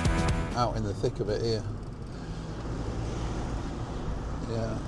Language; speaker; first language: English; native; English